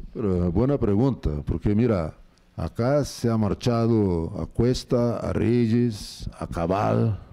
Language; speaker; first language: Spanish; non-native, fluent; Portuguese